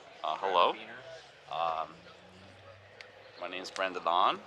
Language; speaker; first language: English; native; English